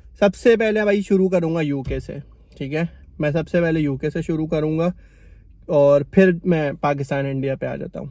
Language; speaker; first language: Urdu; native; Urdu